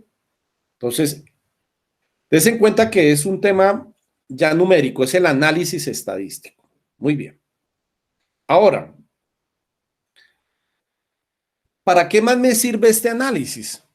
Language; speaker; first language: Spanish; native; Spanish